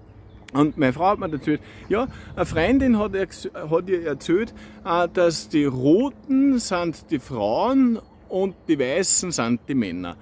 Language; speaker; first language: German; native; German